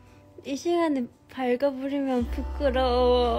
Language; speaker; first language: Korean; non-native, local second language; Japanese